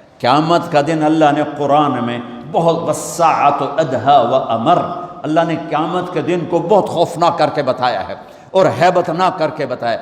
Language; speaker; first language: Urdu; non-native, local second language; Punjabi